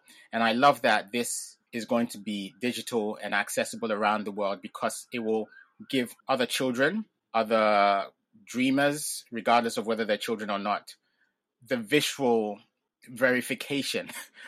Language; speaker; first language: English; non-native, local second language; Ga